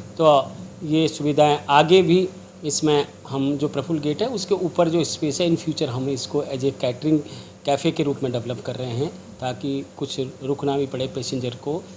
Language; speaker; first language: Hindi; native; Hindi